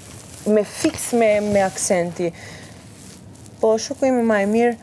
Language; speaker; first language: Albanian; non-native, learner; Italian